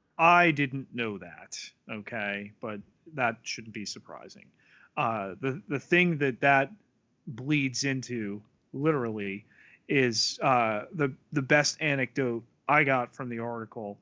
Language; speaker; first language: English; native; English